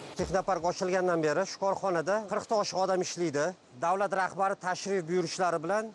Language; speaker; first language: Uzbek; native; Uzbek